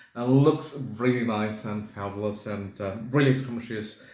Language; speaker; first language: English; non-native, local second language; Malayalam